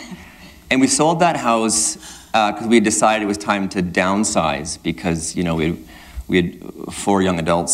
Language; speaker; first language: English; native; English